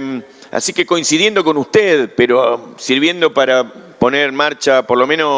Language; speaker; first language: Spanish; native; Spanish